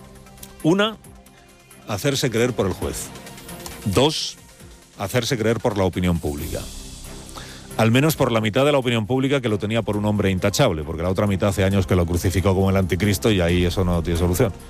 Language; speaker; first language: Spanish; native; Spanish